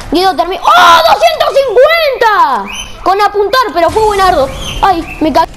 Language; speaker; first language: Spanish; native; Spanish